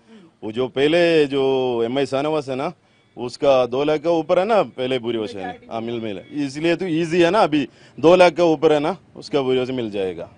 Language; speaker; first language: Hindi; non-native, local second language; Malayalam